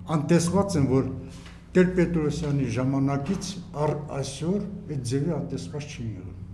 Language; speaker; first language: Armenian; native; Armenian